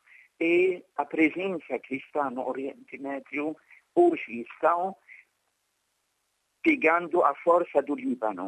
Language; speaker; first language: Portuguese; non-native, fluent; Arabic